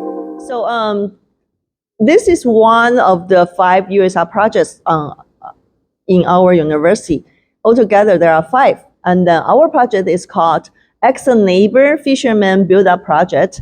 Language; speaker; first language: English; non-native, fluent; Chinese